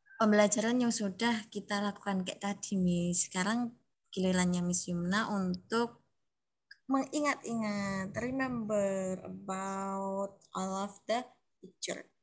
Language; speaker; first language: Indonesian; native; Indonesian